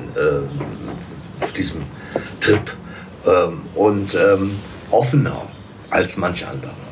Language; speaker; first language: German; native; German